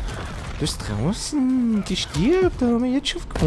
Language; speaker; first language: German; native; German